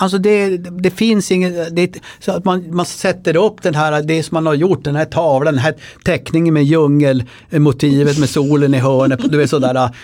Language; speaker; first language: Swedish; native; Swedish